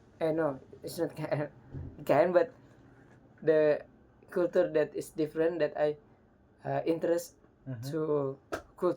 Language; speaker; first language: English; non-native, learner; Indonesian